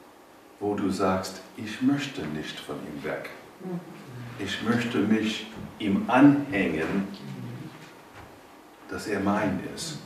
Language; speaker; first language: German; non-native, fluent; English